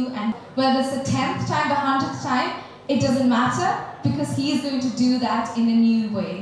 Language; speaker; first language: English; native; English